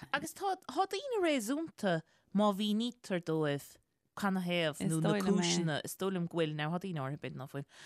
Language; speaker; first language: Irish; native; Irish